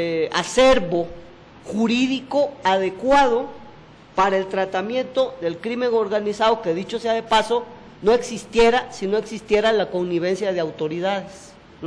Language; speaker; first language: Spanish; native; Spanish